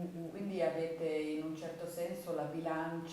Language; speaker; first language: Italian; native; Italian